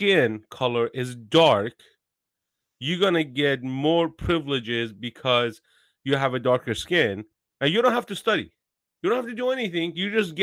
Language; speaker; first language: English; non-native, fluent; Persian